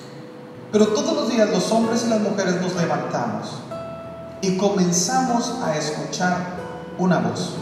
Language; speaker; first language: Spanish; native; Spanish